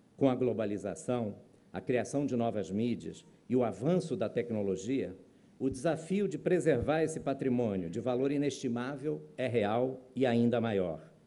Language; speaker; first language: Portuguese; native; Portuguese